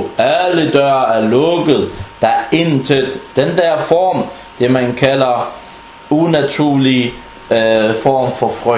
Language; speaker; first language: Danish; non-native, fluent; Arabic